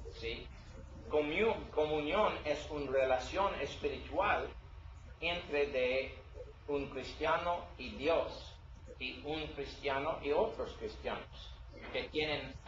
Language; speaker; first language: Spanish; non-native, learner; English